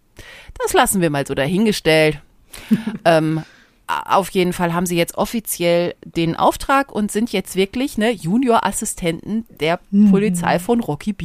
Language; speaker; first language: German; native; German